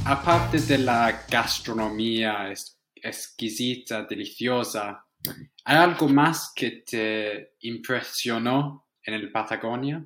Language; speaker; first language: Spanish; non-native, fluent; English